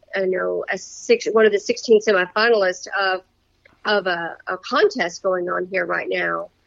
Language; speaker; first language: English; native; English